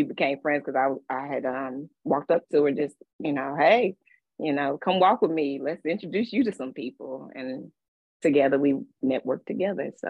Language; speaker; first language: English; native; English